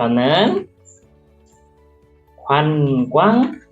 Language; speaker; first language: Korean; non-native, learner; Indonesian